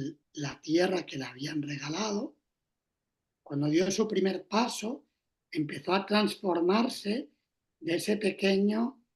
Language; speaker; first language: Spanish; native; Spanish